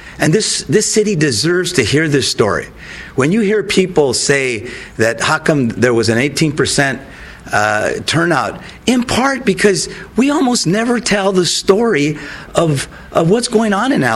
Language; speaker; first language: English; native; English